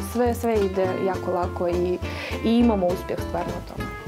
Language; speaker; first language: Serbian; non-native, fluent; Russian